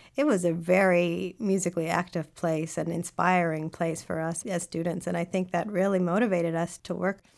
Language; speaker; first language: English; native; English